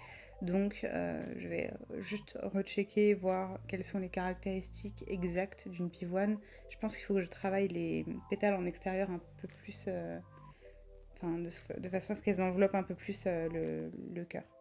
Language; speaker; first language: French; native; French